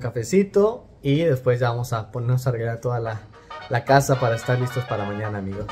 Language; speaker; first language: Spanish; native; Spanish